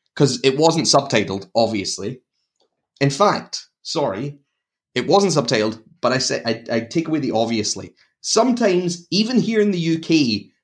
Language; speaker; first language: English; native; English